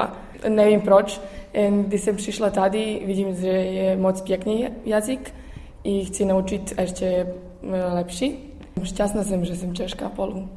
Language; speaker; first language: Czech; early bilingual, heritage; Serbian